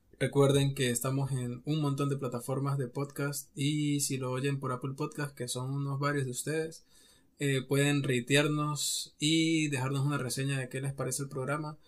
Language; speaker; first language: Spanish; native; Spanish